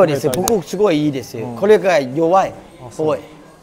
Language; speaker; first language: Japanese; non-native, learner; Thai